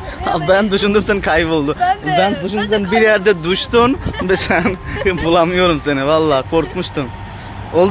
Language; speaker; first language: Turkish; non-native, learner; Bangla